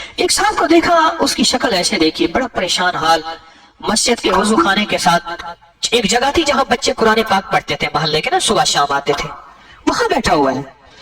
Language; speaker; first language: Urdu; non-native, local second language; Punjabi